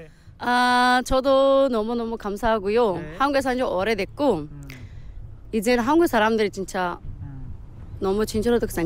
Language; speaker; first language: Korean; non-native, fluent; Turkish